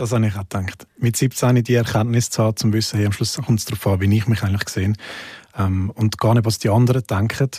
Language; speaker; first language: German; native; German